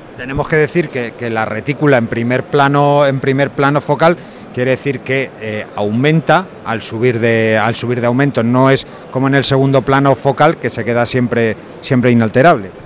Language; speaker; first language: Spanish; native; Spanish